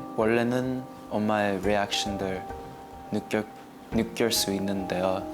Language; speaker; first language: Korean; early bilingual, heritage; English